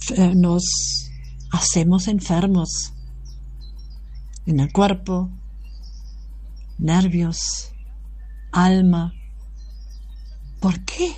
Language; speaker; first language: Spanish; non-native, fluent; German